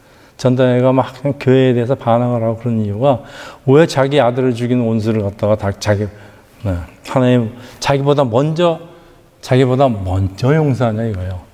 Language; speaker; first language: Korean; native; Korean